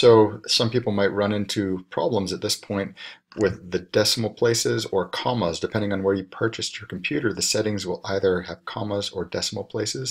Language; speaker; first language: English; native; English